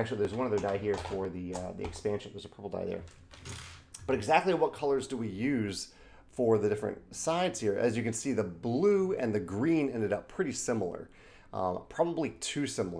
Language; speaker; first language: English; native; English